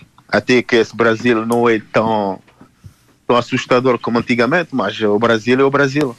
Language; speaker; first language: Portuguese; non-native, fluent; Haitian Creole